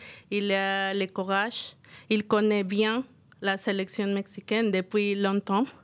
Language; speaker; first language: French; non-native, fluent; Spanish